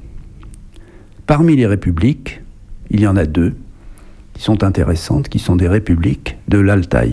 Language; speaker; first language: French; native; French